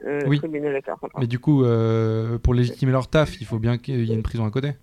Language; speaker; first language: French; native; French